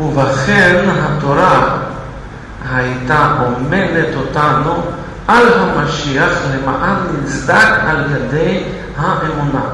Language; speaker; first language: Hebrew; non-native, fluent; Russian